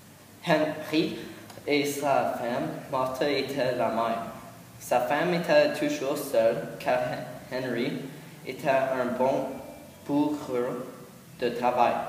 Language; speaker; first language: French; non-native, learner; English